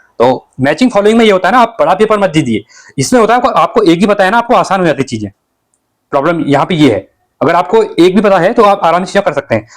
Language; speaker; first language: Hindi; native; Hindi